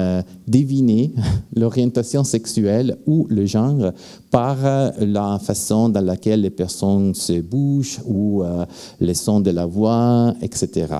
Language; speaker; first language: French; non-native, fluent; Italian